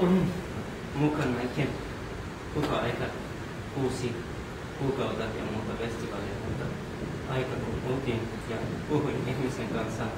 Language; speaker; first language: Finnish; non-native, learner; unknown